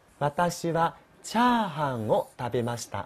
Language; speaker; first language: Japanese; non-native, fluent; Chinese